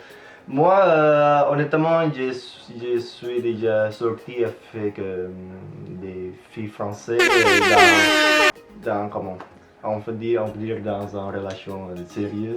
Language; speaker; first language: French; non-native, fluent; Indonesian